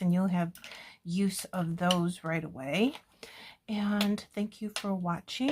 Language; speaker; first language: English; native; English